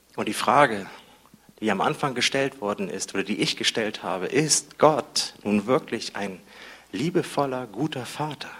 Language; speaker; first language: German; native; German